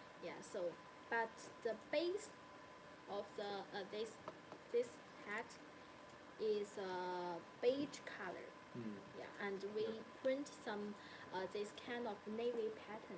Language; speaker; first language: English; non-native, learner; Chinese